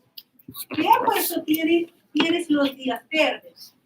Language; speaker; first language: Spanish; non-native, fluent; English